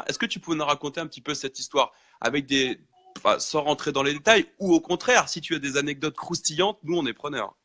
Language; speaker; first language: French; native; French